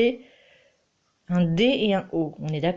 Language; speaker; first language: French; native; French